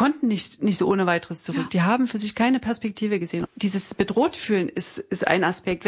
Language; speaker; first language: German; native; German